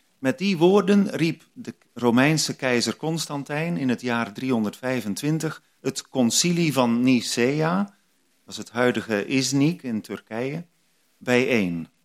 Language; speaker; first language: Dutch; native; Dutch